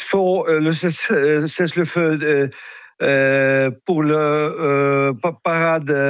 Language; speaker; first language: French; non-native, fluent; Russian